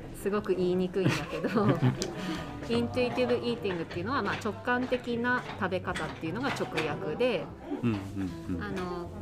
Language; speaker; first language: Japanese; early bilingual, heritage; Japanese